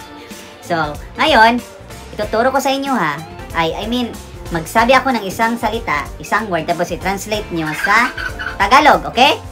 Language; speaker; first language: Filipino; non-native, local second language; Cebuano